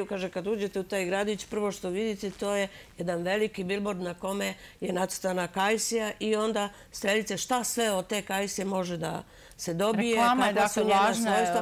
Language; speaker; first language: Serbian; native; Serbian